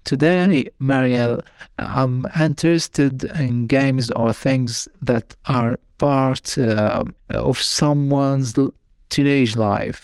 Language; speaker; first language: English; non-native, fluent; Arabic